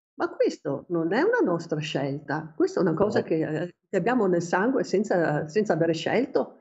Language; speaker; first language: Italian; native; Italian